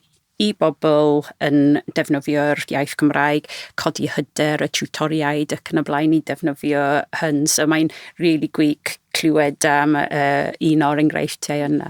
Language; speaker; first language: Welsh; non-native, fluent; English